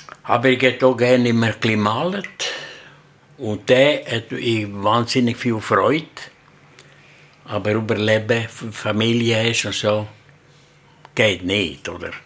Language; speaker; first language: German; non-native, learner; Italian